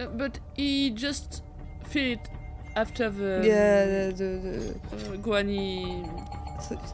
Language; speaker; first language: English; non-native, fluent; French